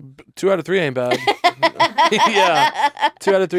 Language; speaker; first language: English; native; English